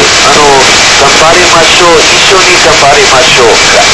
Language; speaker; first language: Japanese; non-native, learner; English